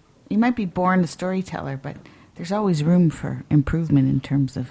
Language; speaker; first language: English; native; English